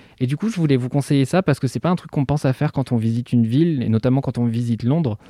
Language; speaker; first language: French; native; French